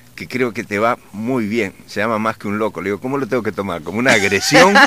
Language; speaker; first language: Spanish; native; Spanish